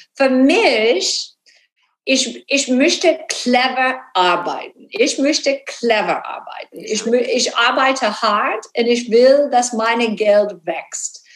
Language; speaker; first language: German; non-native, fluent; English